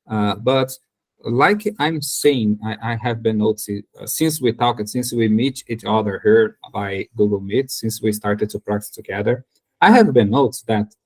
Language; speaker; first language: English; non-native, learner; Portuguese